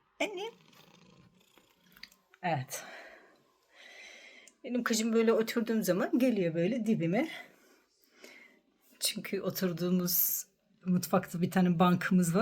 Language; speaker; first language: Turkish; early bilingual, heritage; Turkish